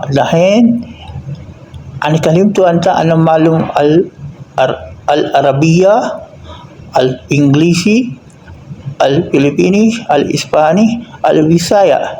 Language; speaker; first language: Arabic; non-native, learner; Filipino